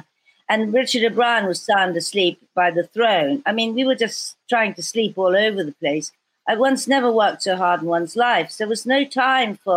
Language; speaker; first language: English; native; English